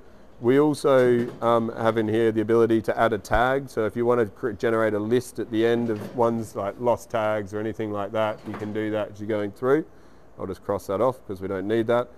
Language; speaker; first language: English; native; English